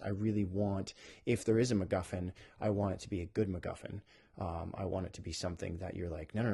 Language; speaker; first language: English; native; English